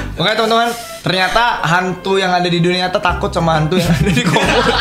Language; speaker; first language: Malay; non-native, local second language; Sundanese